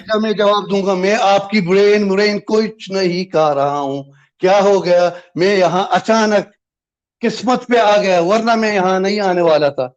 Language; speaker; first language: Hindi; non-native, fluent; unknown